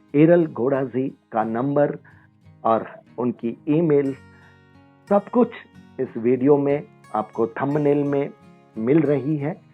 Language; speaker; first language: Hindi; native; Hindi